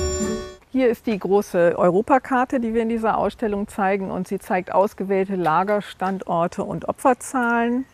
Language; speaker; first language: German; native; German